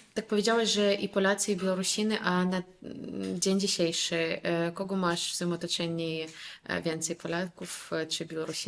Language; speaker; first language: Polish; non-native, fluent; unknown